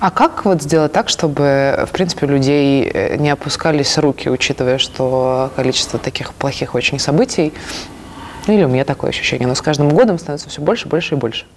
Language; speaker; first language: Russian; native; Russian